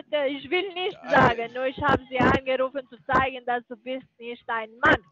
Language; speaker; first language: German; non-native, learner; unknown